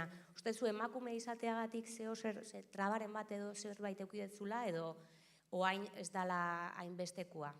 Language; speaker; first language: Basque; native; Basque